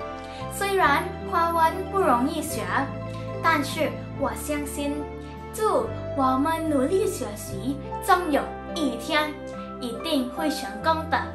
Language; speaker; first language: Chinese; non-native, learner; Thai